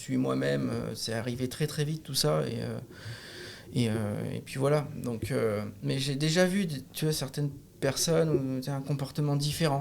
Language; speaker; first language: French; native; French